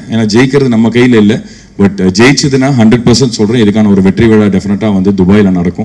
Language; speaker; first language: Tamil; native; Tamil